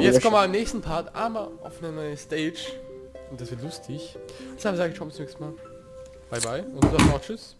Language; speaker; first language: German; native; German